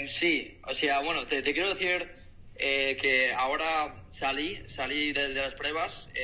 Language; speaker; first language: Spanish; non-native, fluent; Korean